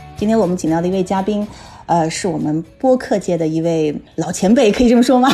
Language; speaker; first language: Chinese; non-native, local second language; Tibetan